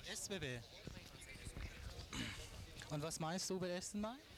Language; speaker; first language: German; non-native, learner; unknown